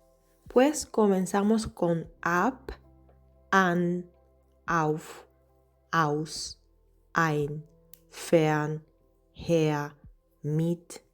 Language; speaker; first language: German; non-native, fluent; Spanish